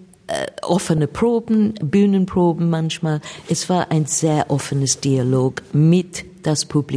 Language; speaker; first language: German; non-native, fluent; English